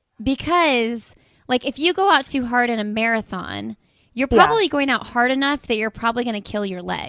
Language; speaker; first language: English; native; English